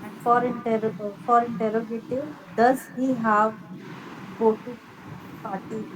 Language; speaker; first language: English; non-native, learner; Hindi